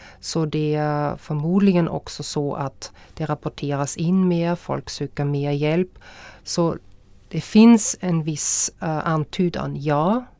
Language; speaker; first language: Swedish; non-native, fluent; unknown